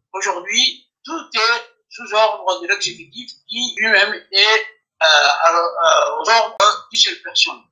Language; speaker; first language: French; non-native, local second language; Afar